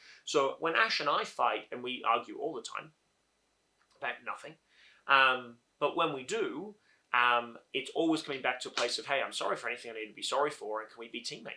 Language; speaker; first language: English; native; English